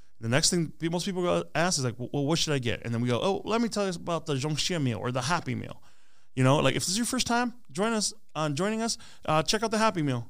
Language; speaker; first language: English; early bilingual, other home language; Hmong